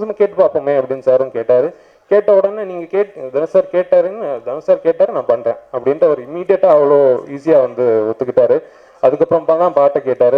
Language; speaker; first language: Tamil; native; Tamil